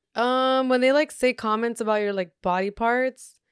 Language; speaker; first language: English; native; English